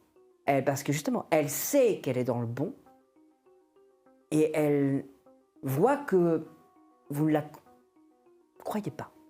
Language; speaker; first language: French; native; French